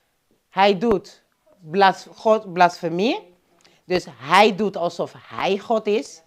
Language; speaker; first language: Dutch; non-native, local second language; Papiamento